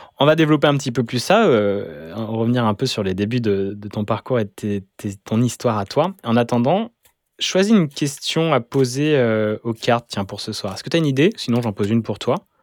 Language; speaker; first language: French; native; French